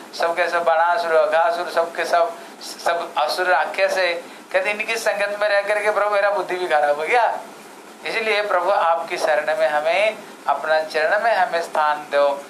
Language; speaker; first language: Hindi; non-native, local second language; Odia